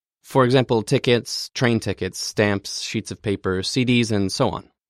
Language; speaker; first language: English; native; English